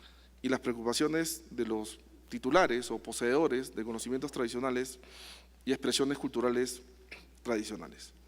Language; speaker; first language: Spanish; native; Spanish